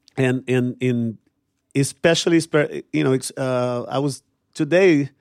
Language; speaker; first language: English; non-native, fluent; Portuguese